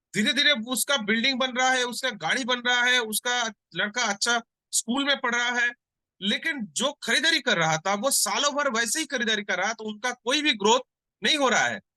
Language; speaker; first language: Hindi; non-native, local second language; Bangla